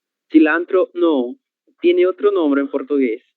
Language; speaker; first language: Spanish; non-native, fluent; Portuguese